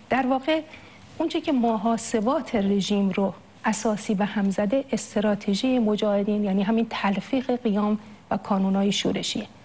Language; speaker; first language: Persian; native; Persian